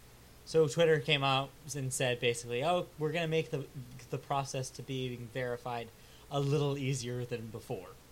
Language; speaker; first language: English; native; English